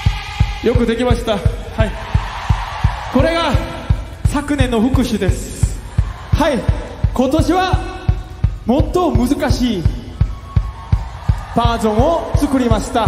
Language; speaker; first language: Japanese; non-native, fluent; Korean